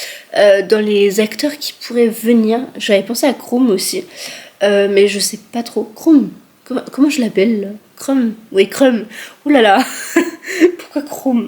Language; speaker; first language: French; native; French